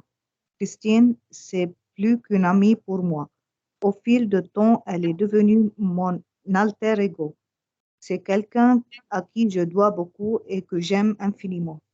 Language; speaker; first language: French; non-native, local second language; Arabic